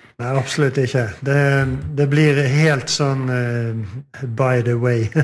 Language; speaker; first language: Norwegian; native; Norwegian